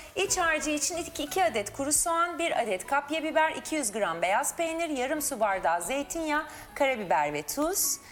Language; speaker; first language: Turkish; native; Turkish